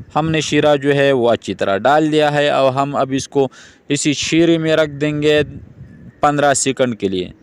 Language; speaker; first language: Urdu; non-native, local second language; Pashto